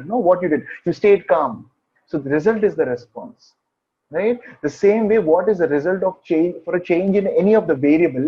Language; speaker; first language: English; non-native, local second language; Hindi